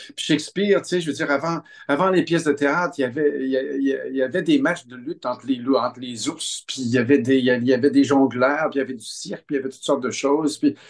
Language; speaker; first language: French; native; French